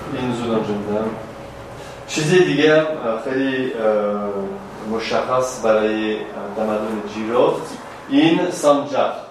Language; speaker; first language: Persian; non-native, fluent; French